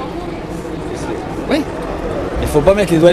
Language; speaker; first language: French; native; French